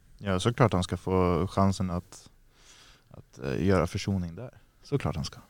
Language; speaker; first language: Swedish; native; Swedish